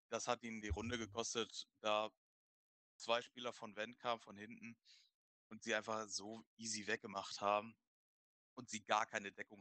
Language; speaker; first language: German; native; German